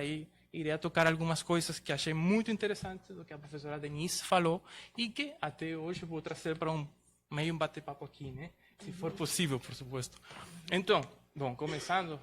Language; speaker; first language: Portuguese; non-native, fluent; Spanish